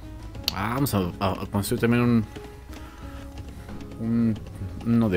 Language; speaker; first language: Spanish; native; Spanish